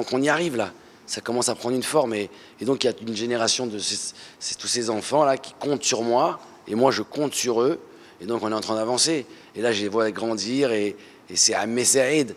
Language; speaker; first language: French; early bilingual, other home language; Arabic